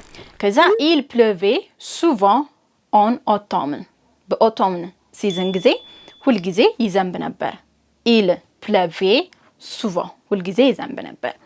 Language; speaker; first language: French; non-native, fluent; Amharic